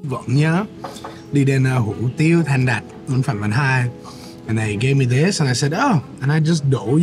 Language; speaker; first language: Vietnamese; non-native, fluent; English